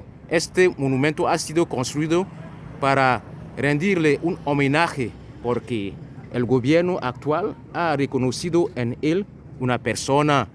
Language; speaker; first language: Spanish; non-native, fluent; French